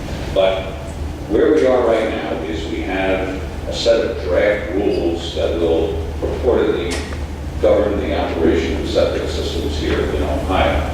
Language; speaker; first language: English; native; English